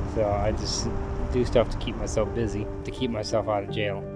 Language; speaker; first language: English; native; English